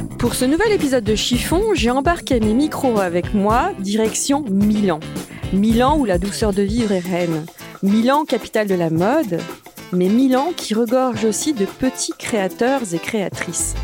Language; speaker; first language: French; native; French